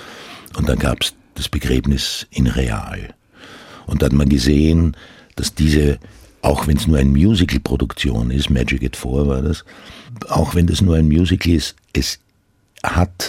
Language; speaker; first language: German; non-native, local second language; Croatian